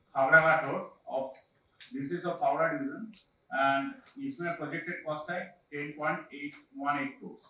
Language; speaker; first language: Hindi; native; Hindi